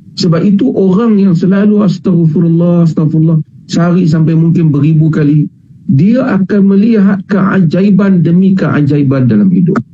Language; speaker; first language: Malay; native; Malay